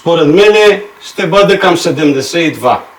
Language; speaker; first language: Bulgarian; non-native, fluent; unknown